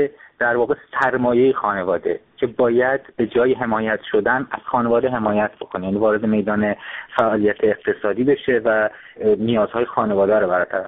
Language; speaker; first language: Persian; native; Persian